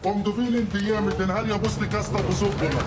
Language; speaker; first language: Swedish; non-native, learner; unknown